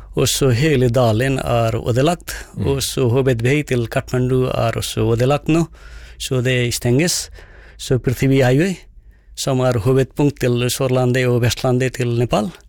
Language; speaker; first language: Norwegian; non-native, fluent; Nepali